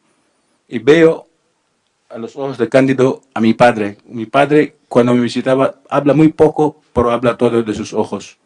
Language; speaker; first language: Spanish; non-native, learner; Filipino